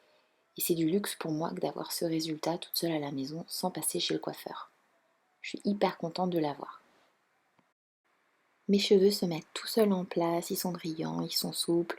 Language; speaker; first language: French; native; French